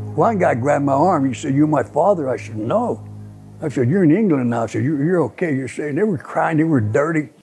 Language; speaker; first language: English; early bilingual, other home language; Italian